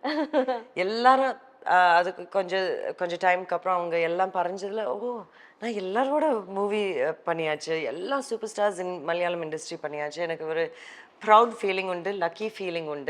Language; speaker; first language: Tamil; early bilingual, heritage; Tamil